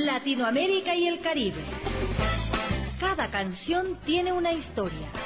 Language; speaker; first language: Spanish; native; Spanish